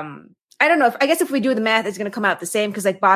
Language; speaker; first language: English; non-native, local second language; Filipino